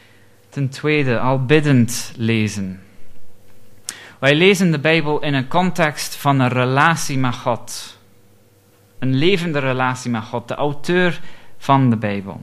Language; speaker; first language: Dutch; non-native, fluent; English